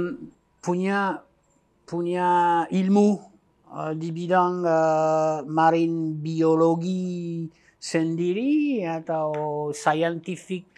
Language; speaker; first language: Indonesian; non-native, learner; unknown